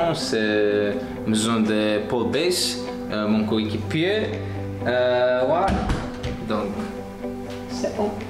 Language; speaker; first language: French; non-native, learner; Croatian